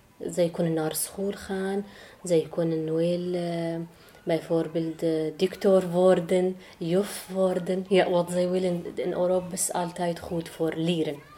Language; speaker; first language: Dutch; non-native, learner; Arabic